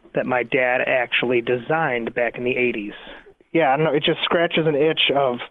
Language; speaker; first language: English; native; English